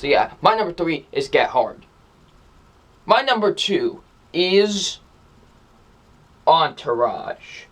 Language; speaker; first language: English; native; English